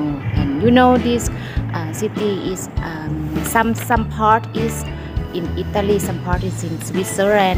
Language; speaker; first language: English; non-native, learner; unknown